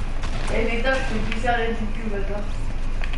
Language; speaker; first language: French; native; French